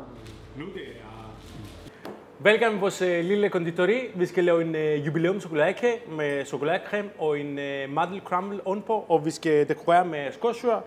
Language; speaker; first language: Danish; non-native, fluent; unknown